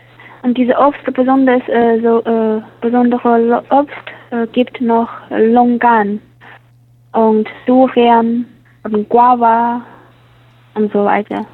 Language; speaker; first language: German; non-native, learner; Chinese